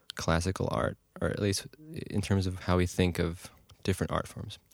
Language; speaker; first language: English; native; English